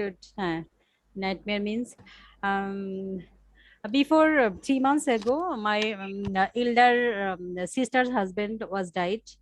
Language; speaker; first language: English; non-native, learner; Bangla